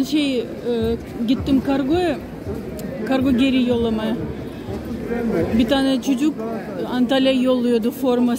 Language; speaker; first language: Turkish; non-native, fluent; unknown